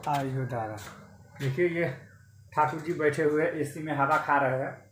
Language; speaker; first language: Hindi; non-native, local second language; Bhojpuri